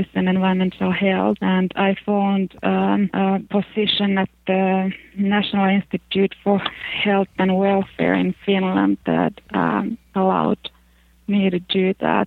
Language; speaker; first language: English; non-native, fluent; Finnish